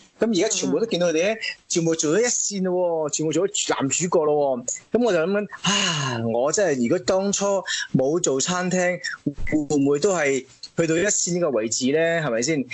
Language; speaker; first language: Cantonese; non-native, fluent; French